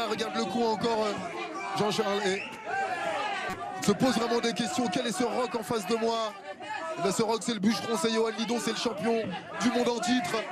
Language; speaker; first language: French; native; French